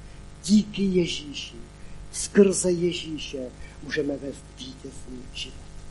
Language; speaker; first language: Czech; non-native, local second language; Polish